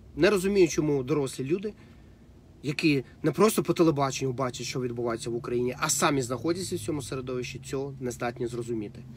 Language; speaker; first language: Ukrainian; non-native, local second language; Russian